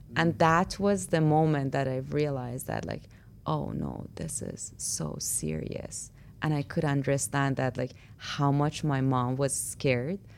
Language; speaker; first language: English; non-native, fluent; Persian